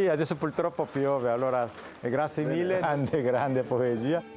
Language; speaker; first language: Italian; non-native, learner; Korean